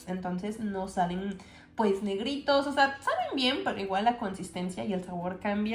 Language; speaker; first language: Spanish; native; Spanish